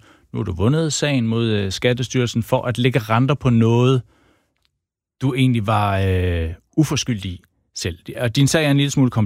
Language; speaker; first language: Danish; native; Danish